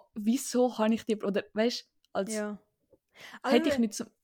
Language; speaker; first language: Swiss German; early bilingual, other home language; Sinhala